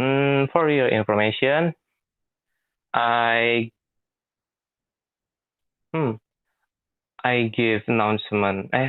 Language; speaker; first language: English; non-native, learner; Indonesian